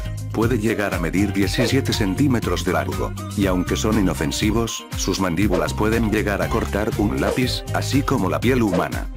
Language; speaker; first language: Spanish; native; Spanish